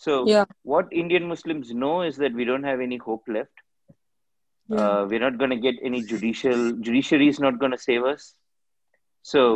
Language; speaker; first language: English; non-native, local second language; Tamil